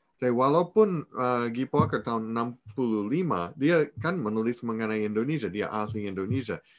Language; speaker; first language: Indonesian; non-native, fluent; English